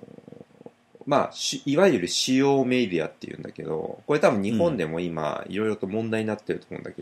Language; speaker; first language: Japanese; native; Japanese